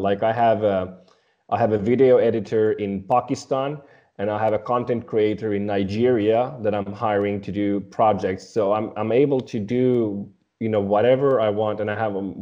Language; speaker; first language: English; non-native, fluent; Swedish